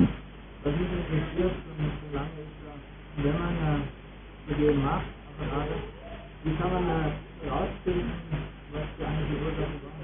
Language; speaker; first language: German; non-native, learner; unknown